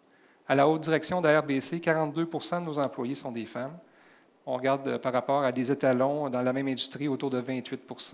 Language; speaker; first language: French; native; French